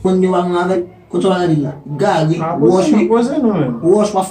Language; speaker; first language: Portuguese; non-native, learner; Haitian Creole